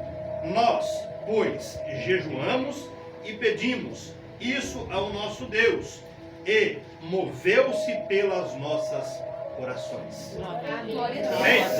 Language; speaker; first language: Portuguese; native; Portuguese